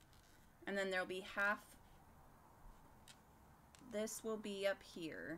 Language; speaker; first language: English; native; English